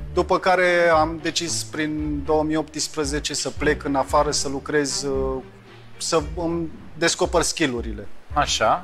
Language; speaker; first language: Romanian; native; Romanian